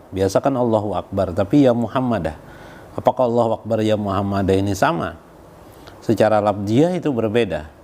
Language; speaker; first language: Indonesian; native; Indonesian